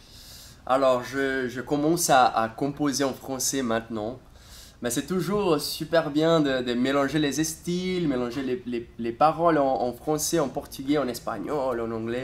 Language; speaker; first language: French; non-native, fluent; Portuguese